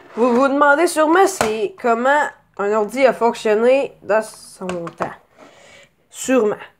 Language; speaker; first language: French; native; French